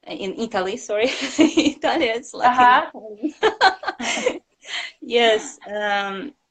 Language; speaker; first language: English; non-native, fluent; Russian